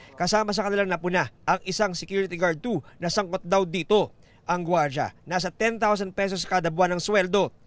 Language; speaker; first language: Filipino; native; Filipino